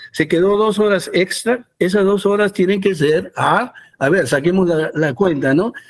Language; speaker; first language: Spanish; early bilingual, heritage; Spanish